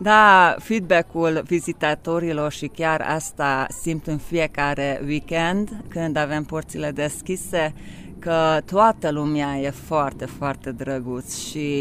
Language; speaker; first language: Romanian; non-native, local second language; Hungarian